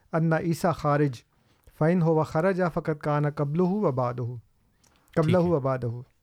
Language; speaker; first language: Urdu; non-native, local second language; Punjabi